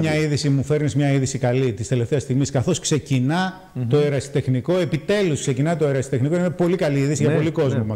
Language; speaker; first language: Greek; native; Greek